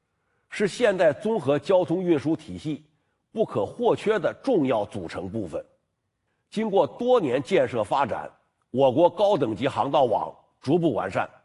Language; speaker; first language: Chinese; native; Chinese